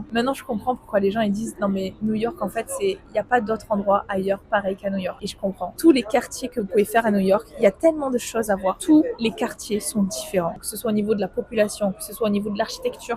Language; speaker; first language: French; native; French